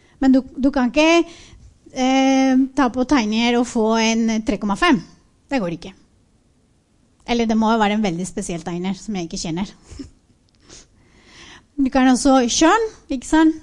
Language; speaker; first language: Norwegian; non-native, fluent; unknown